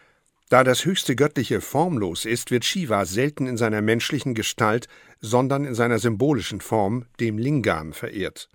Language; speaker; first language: German; native; German